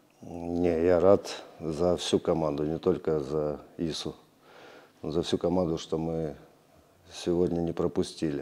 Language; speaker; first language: Russian; native; Russian